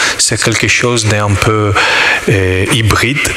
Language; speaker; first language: French; non-native, learner; Italian